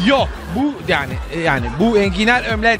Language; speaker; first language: Turkish; non-native, learner; Italian